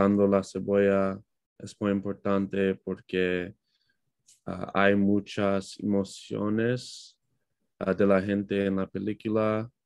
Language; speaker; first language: Spanish; non-native, learner; English